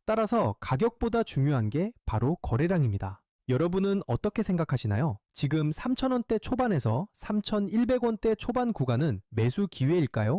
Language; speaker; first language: Korean; native; Korean